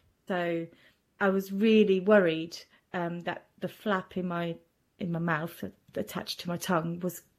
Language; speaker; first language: English; non-native, fluent; German